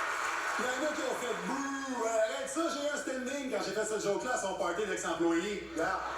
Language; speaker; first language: French; native; French